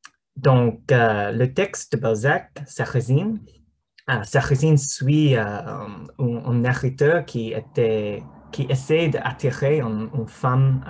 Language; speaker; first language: French; non-native, learner; English